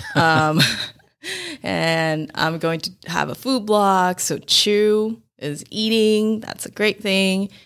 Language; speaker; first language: English; non-native, fluent; Chinese